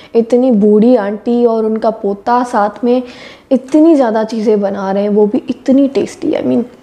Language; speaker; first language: Urdu; native; Urdu